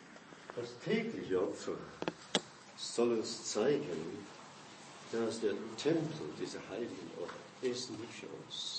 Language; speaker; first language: German; non-native, fluent; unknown